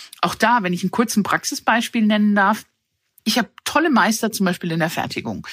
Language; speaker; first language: German; early bilingual, other home language; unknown